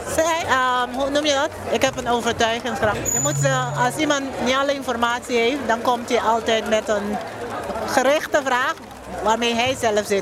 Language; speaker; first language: Dutch; non-native, local second language; Papiamento